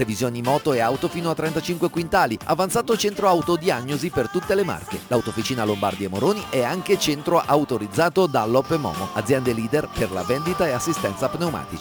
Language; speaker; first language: Italian; native; Italian